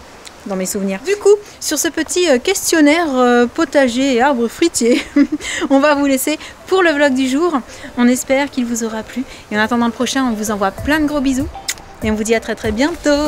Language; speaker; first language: French; native; French